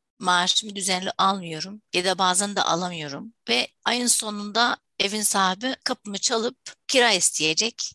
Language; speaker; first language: Turkish; non-native, fluent; Arabic